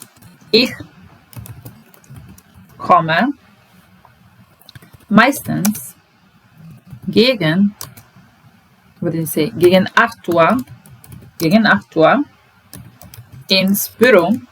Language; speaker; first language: German; non-native, fluent; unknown